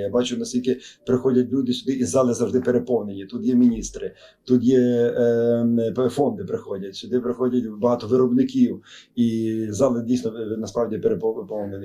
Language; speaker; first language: Ukrainian; native; Ukrainian